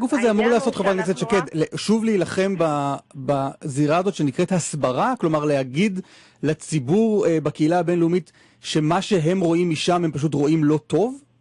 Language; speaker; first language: Hebrew; native; Hebrew